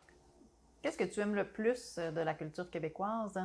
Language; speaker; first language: French; native; French